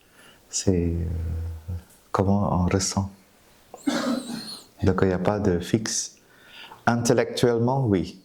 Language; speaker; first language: French; non-native, fluent; Vietnamese